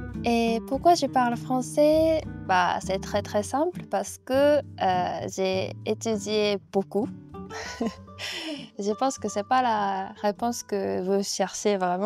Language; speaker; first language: French; non-native, fluent; Japanese